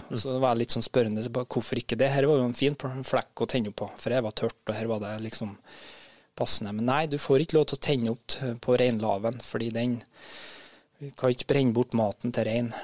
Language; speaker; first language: Norwegian; native; Norwegian